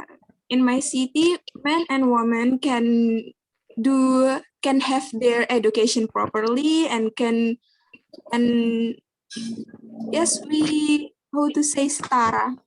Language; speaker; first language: English; non-native, learner; Indonesian